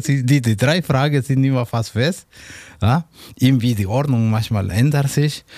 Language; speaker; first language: German; non-native, fluent; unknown